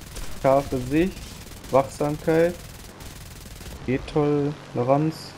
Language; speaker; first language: German; native; German